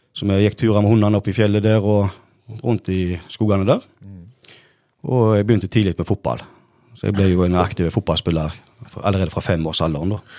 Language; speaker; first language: Norwegian; native; Norwegian